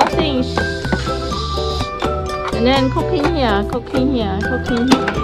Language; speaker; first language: English; non-native, learner; Khmer